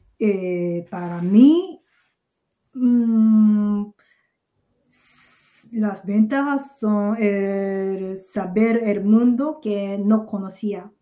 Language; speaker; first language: Spanish; non-native, learner; Japanese